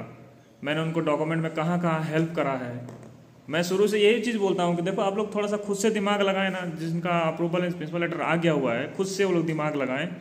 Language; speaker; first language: Hindi; native; Hindi